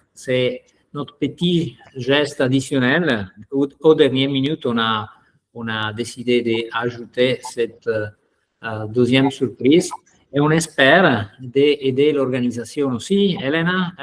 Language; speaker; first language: French; non-native, fluent; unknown